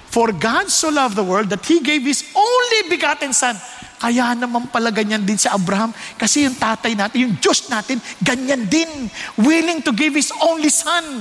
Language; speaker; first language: English; non-native, local second language; Filipino